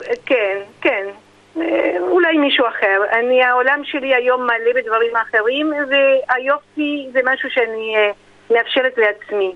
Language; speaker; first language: Hebrew; non-native, fluent; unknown